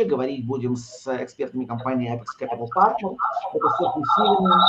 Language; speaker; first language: Russian; native; Russian